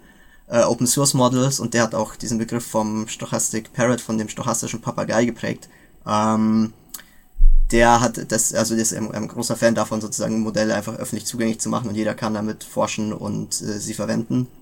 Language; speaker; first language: German; native; German